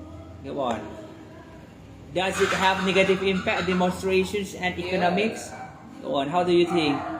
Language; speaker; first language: English; non-native, fluent; Indonesian